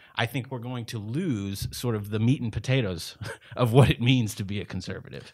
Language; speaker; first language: English; native; English